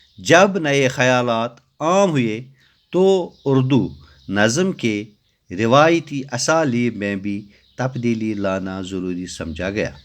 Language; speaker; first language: Urdu; native; Urdu